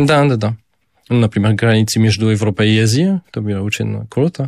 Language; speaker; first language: Russian; non-native, fluent; French